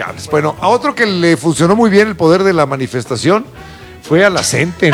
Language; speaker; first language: Spanish; native; Spanish